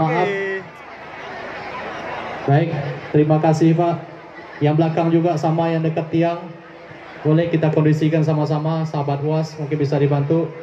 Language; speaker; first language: Indonesian; native; Indonesian